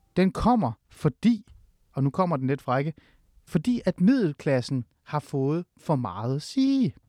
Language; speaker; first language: Danish; early bilingual, other home language; Persian